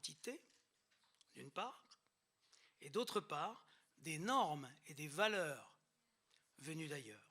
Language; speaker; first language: French; native; French